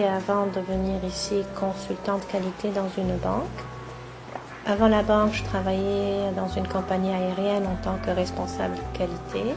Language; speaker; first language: French; non-native, local second language; Arabic